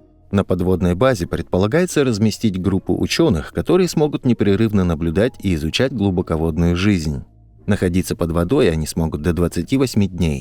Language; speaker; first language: Russian; native; Russian